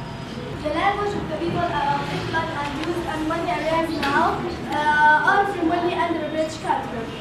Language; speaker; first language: English; non-native, learner; Arabic